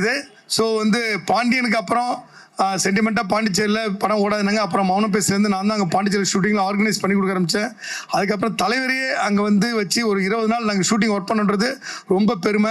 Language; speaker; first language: Tamil; native; Tamil